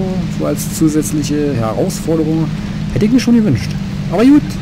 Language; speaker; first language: German; native; German